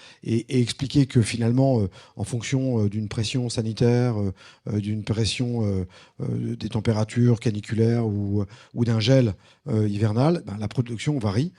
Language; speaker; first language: French; native; French